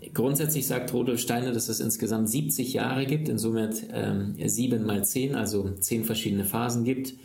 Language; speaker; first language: German; early bilingual, other home language; Russian